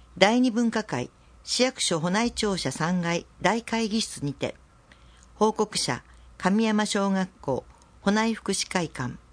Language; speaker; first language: Japanese; native; Japanese